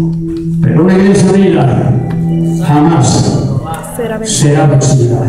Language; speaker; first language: Spanish; native; Spanish